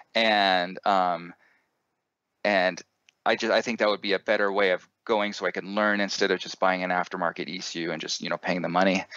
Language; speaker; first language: English; native; English